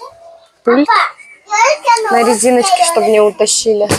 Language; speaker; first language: Russian; native; Russian